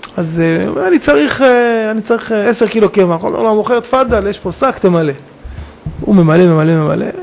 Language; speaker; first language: Hebrew; native; Hebrew